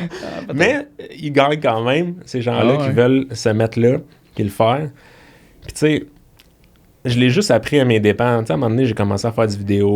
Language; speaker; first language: French; native; French